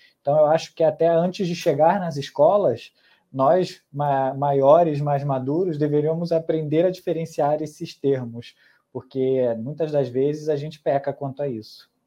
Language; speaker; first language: Portuguese; early bilingual, other home language; Spanish